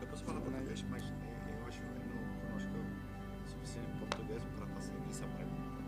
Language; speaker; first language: Portuguese; non-native, fluent; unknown